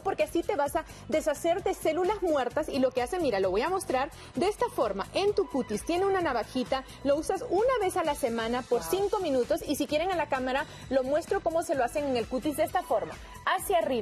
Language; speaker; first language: Spanish; native; Spanish